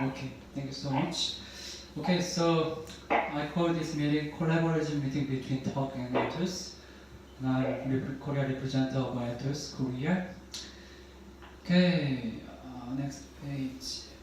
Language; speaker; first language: English; non-native, learner; Korean